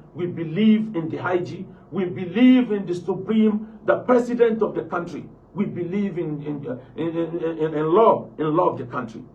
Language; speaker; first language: English; non-native, local second language; Yoruba